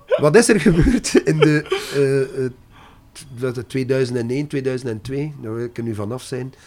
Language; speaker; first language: Dutch; non-native, local second language; French